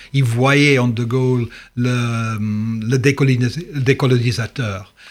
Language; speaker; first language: French; non-native, fluent; English